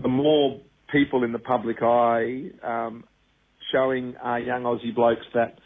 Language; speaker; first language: English; native; English